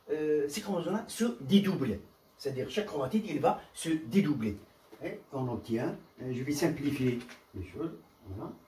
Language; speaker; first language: French; non-native, local second language; Arabic